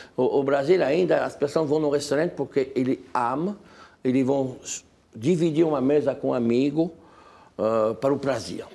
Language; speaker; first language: Portuguese; non-native, fluent; French